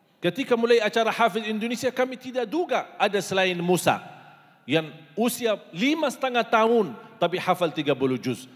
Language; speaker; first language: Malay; non-native, fluent; Arabic